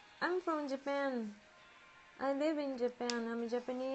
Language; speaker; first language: English; non-native, learner; Japanese